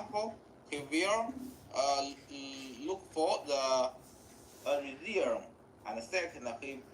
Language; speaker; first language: English; non-native, learner; Chinese